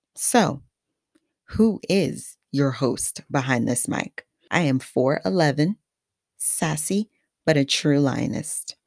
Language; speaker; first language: English; non-native, fluent; Haitian Creole